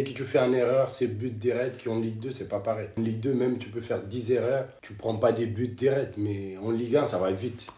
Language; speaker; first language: French; non-native, fluent; Kabuverdianu